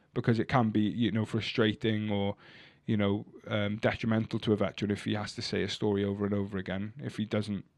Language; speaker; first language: English; native; English